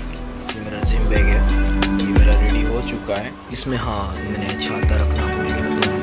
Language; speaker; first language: Hindi; native; Hindi